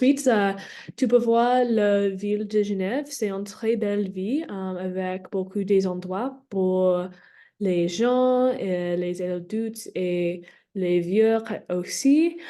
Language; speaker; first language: French; non-native, learner; English